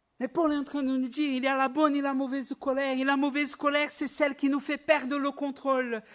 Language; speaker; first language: French; non-native, fluent; Portuguese